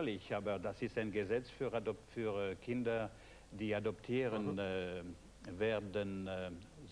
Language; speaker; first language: German; non-native, fluent; French